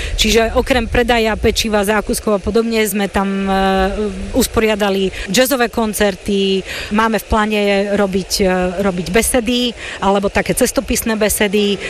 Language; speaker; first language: Slovak; native; Slovak